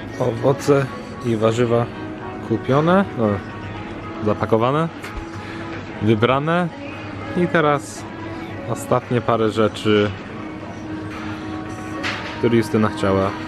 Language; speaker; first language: Polish; non-native, learner; English